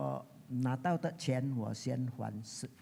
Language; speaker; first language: Chinese; early bilingual, heritage; Chinese